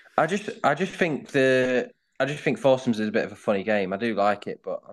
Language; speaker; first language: English; native; English